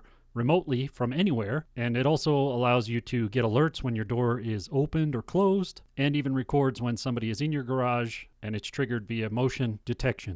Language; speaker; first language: English; native; English